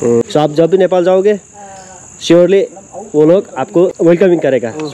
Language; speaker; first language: Hindi; non-native, learner; Nepali